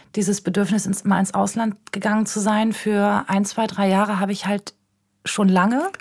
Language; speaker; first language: German; native; German